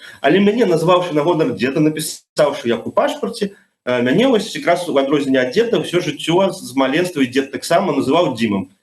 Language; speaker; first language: Belarusian; non-native, local second language; Russian